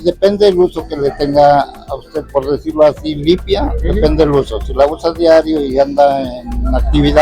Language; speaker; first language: Spanish; native; Spanish